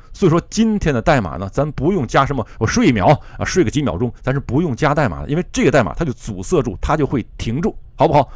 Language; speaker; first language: Chinese; native; Chinese